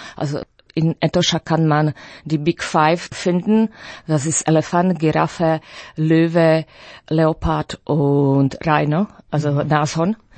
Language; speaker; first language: German; non-native, fluent; Slovak